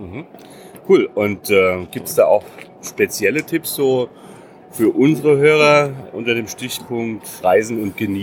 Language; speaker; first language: German; native; German